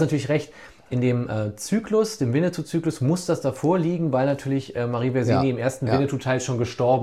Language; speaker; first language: German; native; German